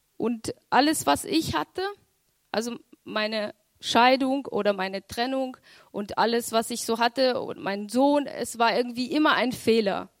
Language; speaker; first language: German; early bilingual, other home language; Romanian